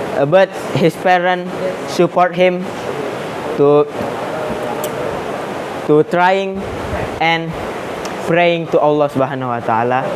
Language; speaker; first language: English; non-native, learner; Indonesian